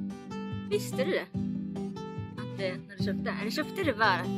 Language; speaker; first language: Swedish; non-native, learner; Japanese